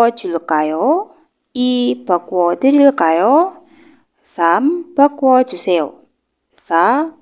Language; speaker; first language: Korean; non-native, learner; Indonesian